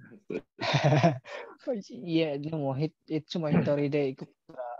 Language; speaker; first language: Japanese; non-native, fluent; Indonesian